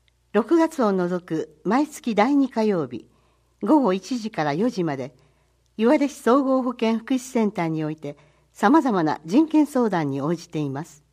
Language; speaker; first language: Japanese; native; Japanese